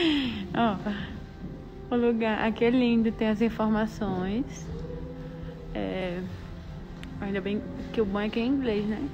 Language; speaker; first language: Portuguese; native; Portuguese